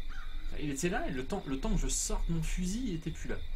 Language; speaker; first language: French; native; French